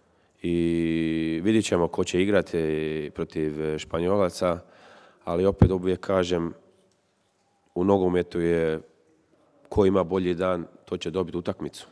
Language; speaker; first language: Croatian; early bilingual, heritage; Croatian